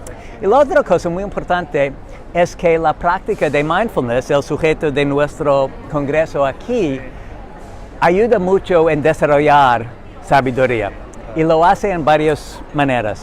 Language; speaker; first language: Spanish; non-native, learner; English